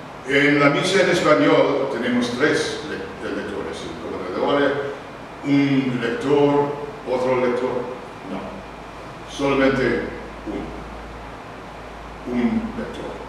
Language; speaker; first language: Spanish; non-native, learner; English